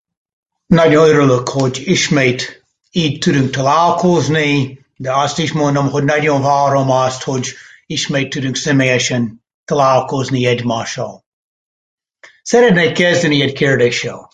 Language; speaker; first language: Hungarian; non-native, fluent; English